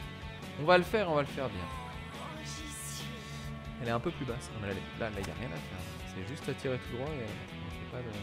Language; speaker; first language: French; native; French